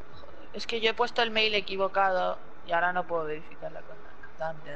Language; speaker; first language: Spanish; native; Spanish